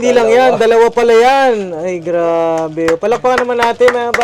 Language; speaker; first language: Filipino; native; Filipino